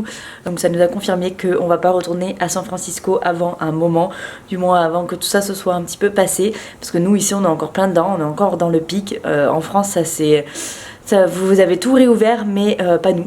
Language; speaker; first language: French; native; French